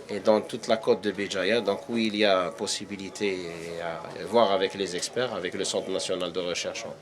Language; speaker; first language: French; non-native, local second language; Arabic